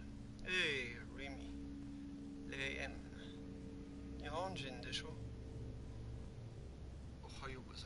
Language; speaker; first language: Japanese; non-native, learner; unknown